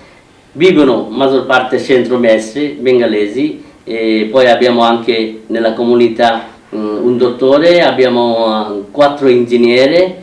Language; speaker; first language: Italian; non-native, fluent; Bangla